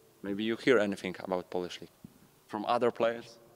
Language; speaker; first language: English; non-native, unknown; Polish